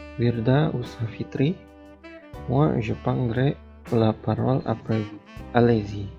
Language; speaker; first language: French; non-native, learner; Indonesian